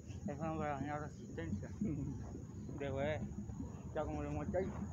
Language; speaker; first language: Spanish; native; Spanish